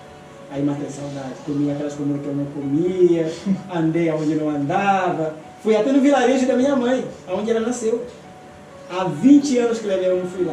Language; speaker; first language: Portuguese; non-native, fluent; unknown